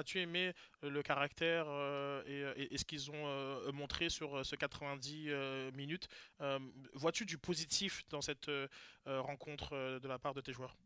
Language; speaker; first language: French; native; French